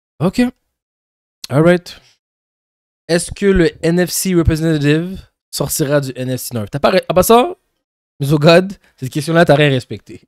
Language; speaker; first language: French; native; French